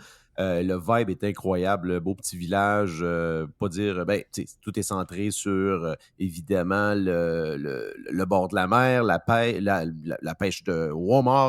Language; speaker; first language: French; native; French